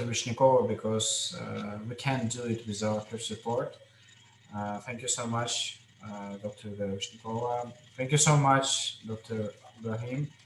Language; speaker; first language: English; non-native, fluent; Russian